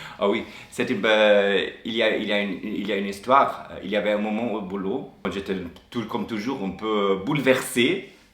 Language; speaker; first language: French; non-native, fluent; German